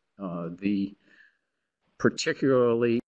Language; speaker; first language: English; native; English